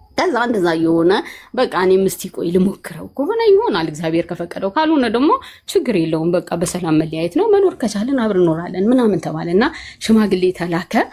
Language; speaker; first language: Amharic; native; Amharic